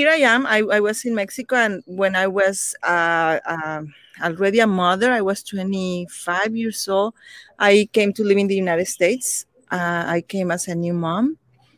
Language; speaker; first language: English; non-native, fluent; Spanish